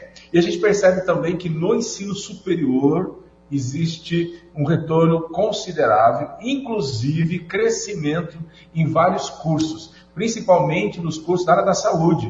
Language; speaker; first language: Portuguese; native; Portuguese